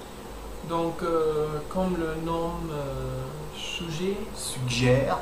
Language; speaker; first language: French; non-native, learner; English